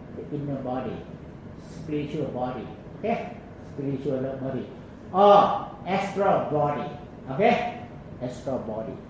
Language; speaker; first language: English; non-native, learner; Thai